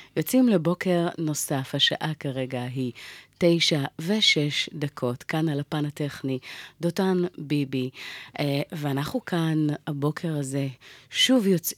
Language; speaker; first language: Hebrew; native; Hebrew